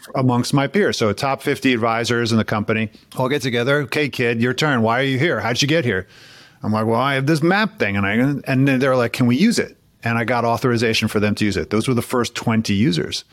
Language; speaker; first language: English; native; English